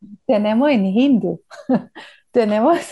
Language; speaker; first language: Spanish; non-native, fluent; Hebrew